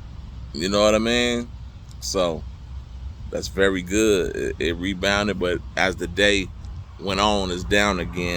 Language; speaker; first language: English; native; English